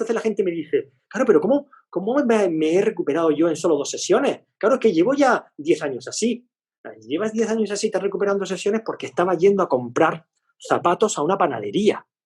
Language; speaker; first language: Spanish; native; Spanish